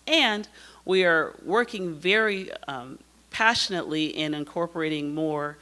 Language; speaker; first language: English; native; English